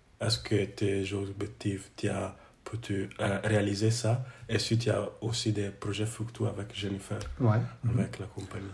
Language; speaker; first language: French; non-native, learner; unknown